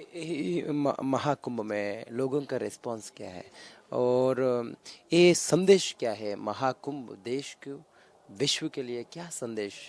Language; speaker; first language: Hindi; non-native, local second language; Kannada